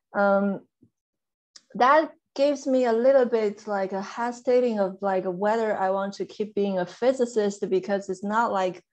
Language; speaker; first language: English; non-native, fluent; Chinese